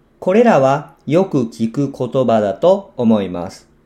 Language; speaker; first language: Japanese; non-native, fluent; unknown